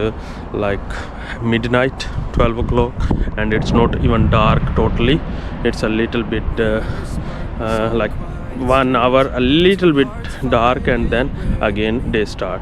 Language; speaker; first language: English; non-native, learner; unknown